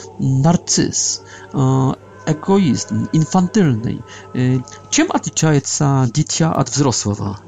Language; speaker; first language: Polish; non-native, learner; Russian